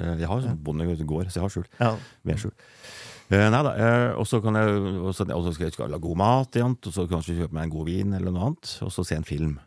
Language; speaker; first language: Norwegian; native; Norwegian